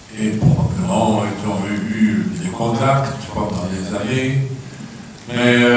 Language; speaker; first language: French; non-native, fluent; Swedish